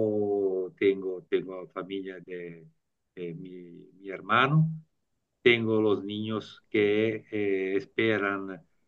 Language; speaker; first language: Spanish; non-native, learner; Italian